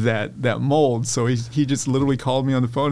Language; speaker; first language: English; native; English